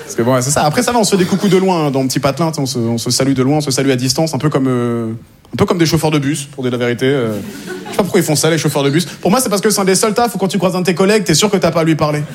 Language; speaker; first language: French; native; French